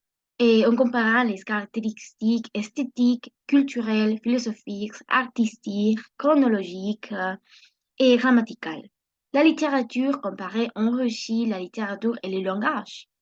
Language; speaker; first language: French; non-native, learner; Spanish